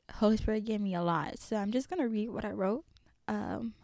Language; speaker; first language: English; early bilingual, other home language; French